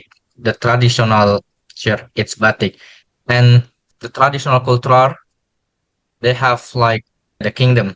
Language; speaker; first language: English; non-native, learner; Indonesian